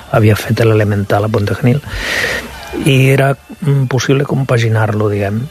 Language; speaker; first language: Catalan; non-native, local second language; Spanish